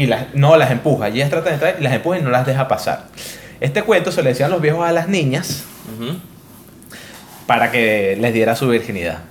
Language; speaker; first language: Spanish; native; Spanish